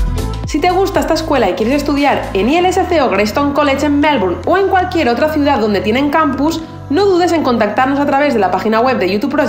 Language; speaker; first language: Spanish; native; Spanish